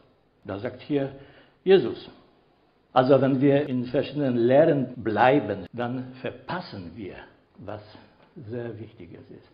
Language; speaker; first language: German; non-native, fluent; Polish